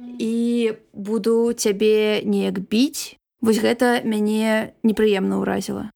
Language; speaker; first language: Belarusian; non-native, local second language; Russian